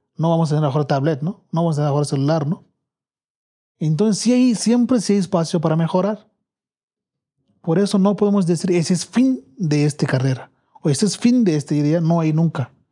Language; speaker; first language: Spanish; non-native, learner; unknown